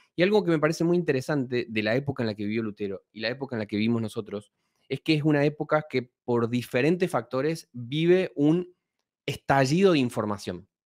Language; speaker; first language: Spanish; native; Spanish